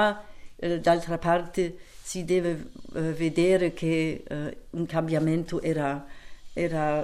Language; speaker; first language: Italian; non-native, fluent; German